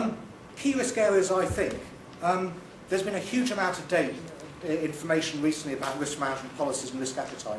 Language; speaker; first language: English; native; English